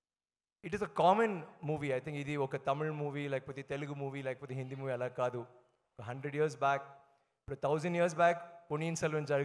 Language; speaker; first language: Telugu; non-native, learner; Tamil